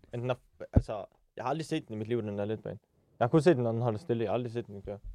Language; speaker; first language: Danish; early bilingual, other home language; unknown